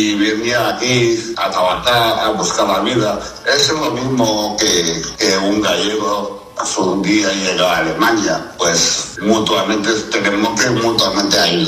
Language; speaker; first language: Spanish; non-native, fluent; Chinese